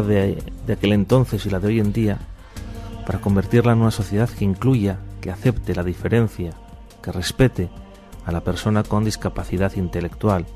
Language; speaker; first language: Spanish; native; Spanish